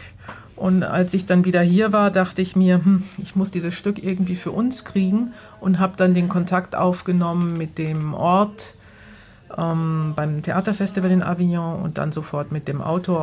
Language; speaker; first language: German; native; German